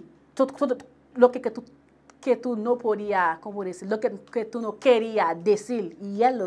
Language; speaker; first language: Spanish; non-native, local second language; Haitian Creole